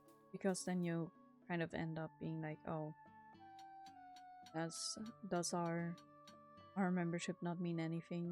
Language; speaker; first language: English; non-native, fluent; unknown